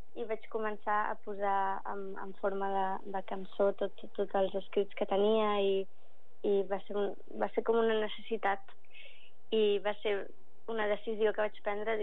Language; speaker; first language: Catalan; non-native, local second language; English